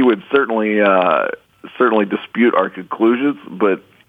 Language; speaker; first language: English; native; English